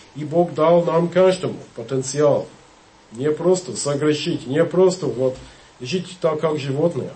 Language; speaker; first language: Russian; non-native, fluent; English